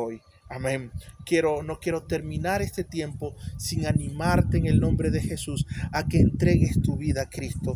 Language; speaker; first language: Spanish; native; Spanish